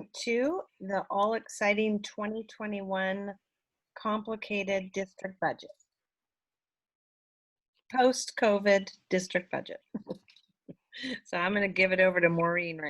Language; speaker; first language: English; native; English